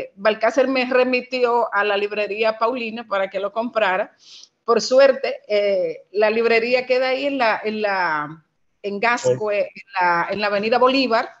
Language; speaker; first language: Spanish; native; Spanish